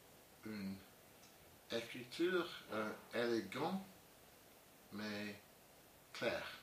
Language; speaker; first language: French; non-native, learner; English